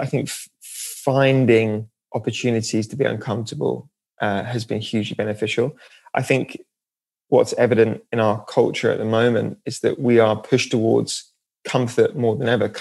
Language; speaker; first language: English; native; English